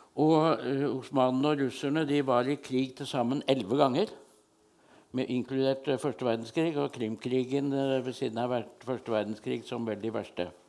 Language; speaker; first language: Norwegian; native; Norwegian